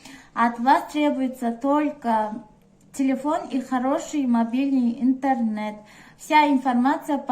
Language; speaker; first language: Russian; non-native, local second language; Kyrgyz